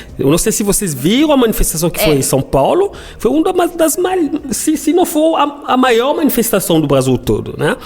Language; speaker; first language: Portuguese; non-native, fluent; Lingala